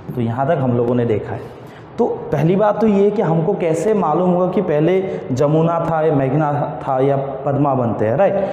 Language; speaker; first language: Hindi; non-native, local second language; Assamese